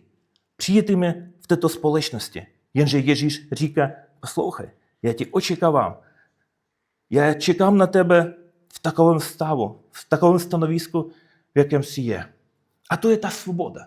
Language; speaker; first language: Czech; non-native, fluent; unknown